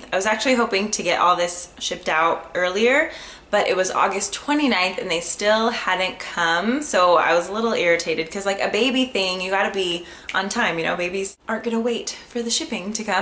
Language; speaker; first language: English; native; English